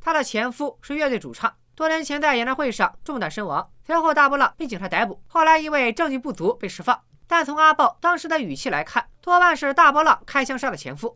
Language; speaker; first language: Chinese; native; Chinese